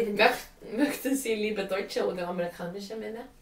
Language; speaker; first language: German; non-native, learner; Swedish